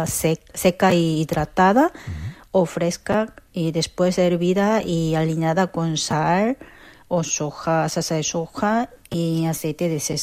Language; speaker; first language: Spanish; non-native, fluent; Korean